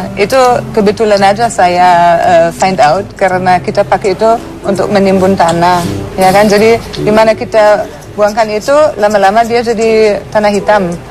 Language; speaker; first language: Indonesian; non-native, fluent; German